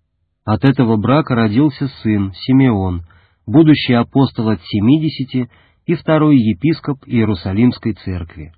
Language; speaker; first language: Russian; native; Russian